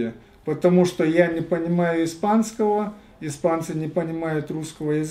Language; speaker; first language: Russian; non-native, fluent; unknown